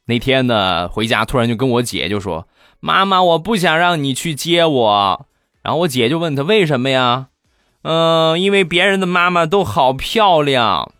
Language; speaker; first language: Chinese; native; Chinese